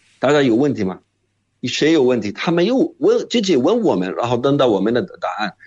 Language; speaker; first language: Chinese; non-native, fluent; Arabic